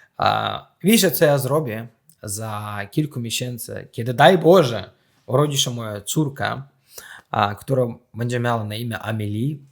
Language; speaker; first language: Polish; non-native, fluent; Azerbaijani